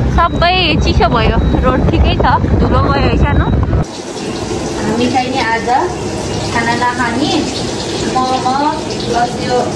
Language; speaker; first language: Nepali; non-native, local second language; Gurung